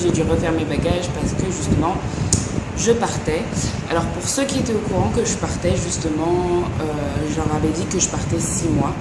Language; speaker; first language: French; native; French